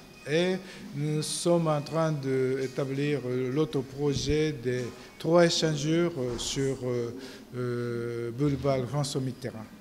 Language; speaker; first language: French; non-native, learner; Japanese